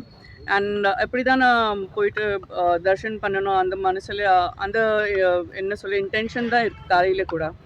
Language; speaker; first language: Tamil; non-native, learner; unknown